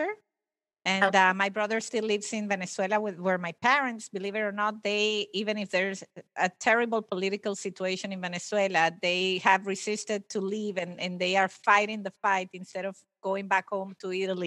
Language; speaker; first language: English; non-native, fluent; Italian